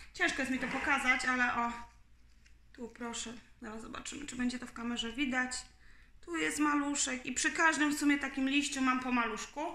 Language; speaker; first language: Polish; native; Polish